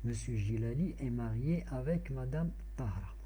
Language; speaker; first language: French; non-native, local second language; Arabic